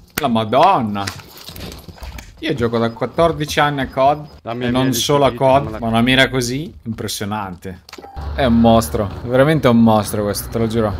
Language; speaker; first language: Italian; native; Italian